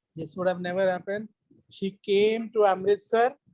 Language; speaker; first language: English; non-native, local second language; Hindi